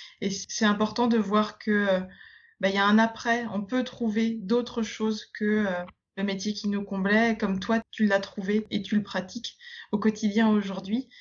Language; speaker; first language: French; native; French